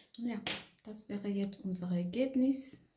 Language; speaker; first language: German; non-native, fluent; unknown